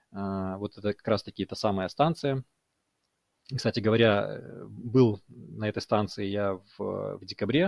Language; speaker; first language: Russian; native; Russian